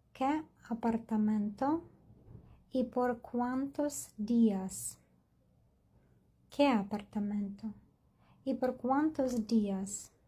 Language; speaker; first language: Spanish; non-native, fluent; Ukrainian